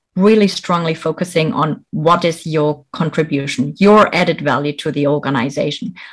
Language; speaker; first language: English; non-native, fluent; German